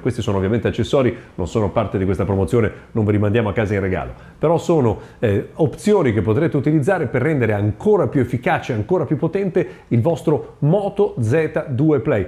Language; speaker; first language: Italian; native; Italian